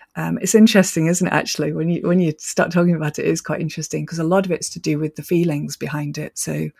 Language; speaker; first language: English; native; English